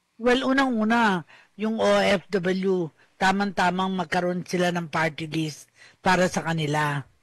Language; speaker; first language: Filipino; native; Filipino